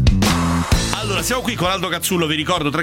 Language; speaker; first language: Italian; native; Italian